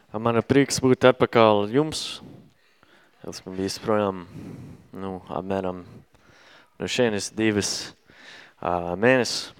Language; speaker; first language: Latvian; non-native, learner; English